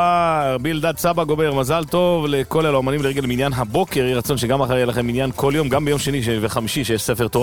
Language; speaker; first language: Hebrew; native; Hebrew